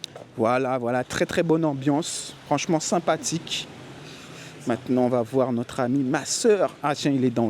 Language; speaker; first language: French; native; French